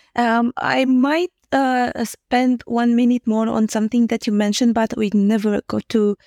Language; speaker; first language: English; non-native, fluent; Romanian